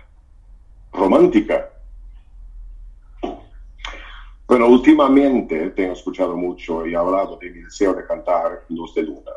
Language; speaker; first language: Spanish; non-native, fluent; Portuguese